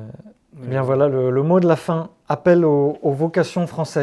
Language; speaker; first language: French; native; French